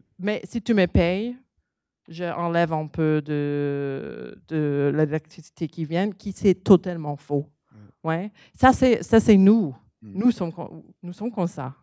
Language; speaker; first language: French; non-native, learner; English